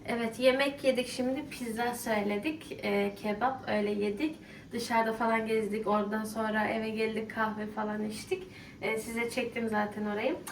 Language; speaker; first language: Turkish; early bilingual, heritage; Turkish